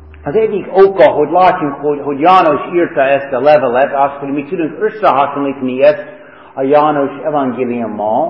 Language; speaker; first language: Hungarian; non-native, fluent; English